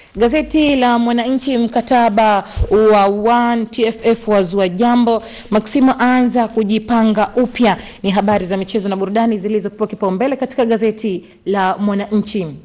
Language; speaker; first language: Swahili; native; Swahili